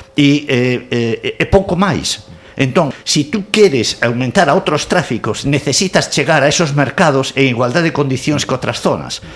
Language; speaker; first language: Galician; non-native, local second language; Spanish